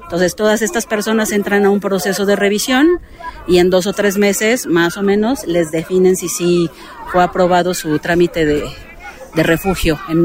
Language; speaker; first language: Spanish; native; Spanish